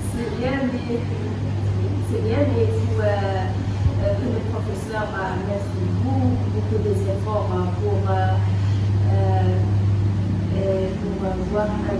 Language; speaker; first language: French; non-native, local second language; Arabic